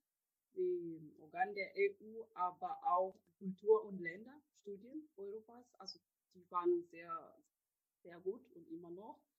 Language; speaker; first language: German; non-native, fluent; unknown